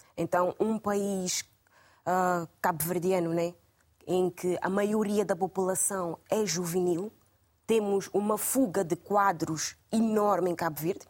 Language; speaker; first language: Portuguese; non-native, local second language; Kabuverdianu